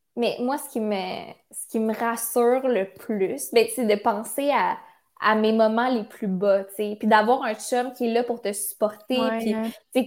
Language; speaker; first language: French; native; French